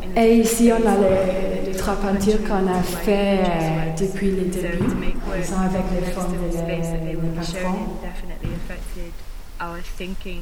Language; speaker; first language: French; non-native, learner; English